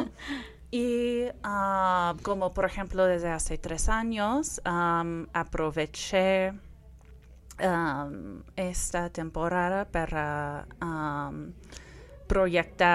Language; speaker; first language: Spanish; non-native, fluent; English